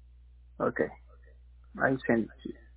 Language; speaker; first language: English; non-native, fluent; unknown